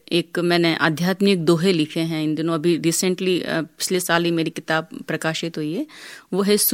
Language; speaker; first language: Hindi; non-native, local second language; Rajasthani